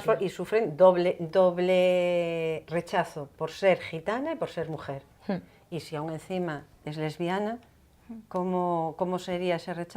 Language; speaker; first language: Spanish; native; Spanish